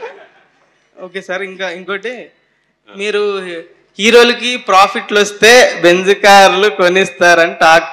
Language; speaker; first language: Telugu; native; Telugu